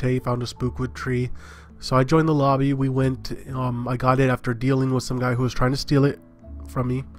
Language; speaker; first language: English; native; English